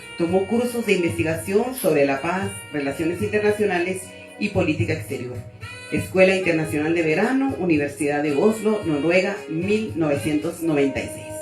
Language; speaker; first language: Spanish; native; Spanish